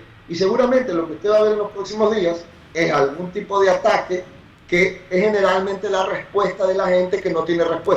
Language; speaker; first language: Spanish; native; Spanish